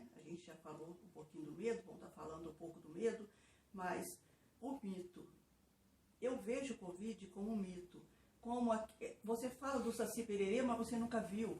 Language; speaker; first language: Portuguese; native; Portuguese